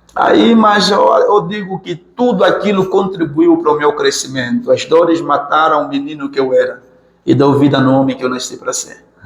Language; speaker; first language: Portuguese; native; Portuguese